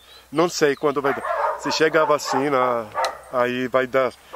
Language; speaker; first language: Portuguese; non-native, fluent; Arabic